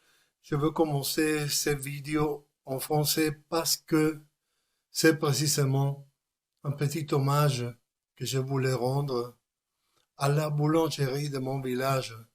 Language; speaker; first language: French; non-native, fluent; Spanish